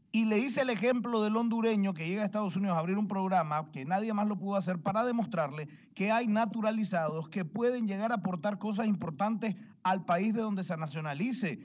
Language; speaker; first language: Spanish; native; Spanish